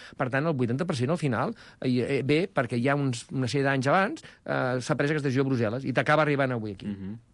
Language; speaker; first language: Catalan; native; Catalan